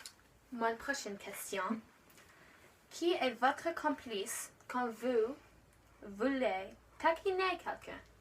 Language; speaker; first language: French; non-native, learner; English